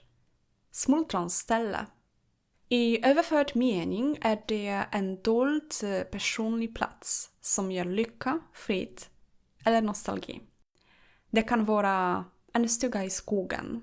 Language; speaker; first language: Swedish; non-native, fluent; Polish